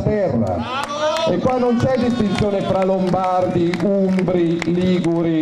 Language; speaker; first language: Italian; native; Italian